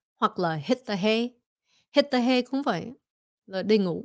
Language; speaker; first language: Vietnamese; early bilingual, heritage; Vietnamese